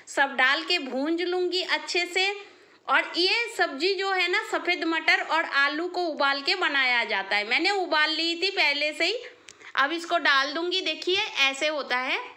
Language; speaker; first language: Hindi; non-native, local second language; Bangla